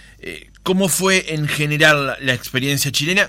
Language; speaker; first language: Spanish; native; Spanish